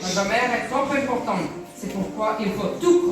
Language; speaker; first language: French; non-native, learner; Serbian